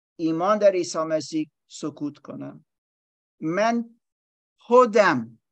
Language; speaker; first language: Persian; non-native, learner; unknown